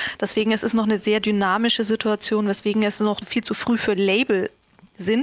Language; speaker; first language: German; native; German